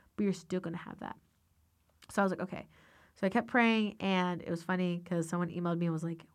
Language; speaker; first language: English; native; English